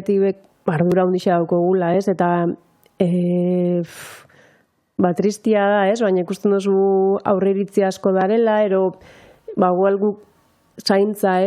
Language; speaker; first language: Basque; native; Basque